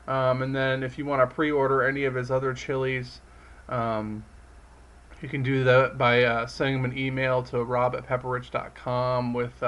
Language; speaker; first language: English; native; English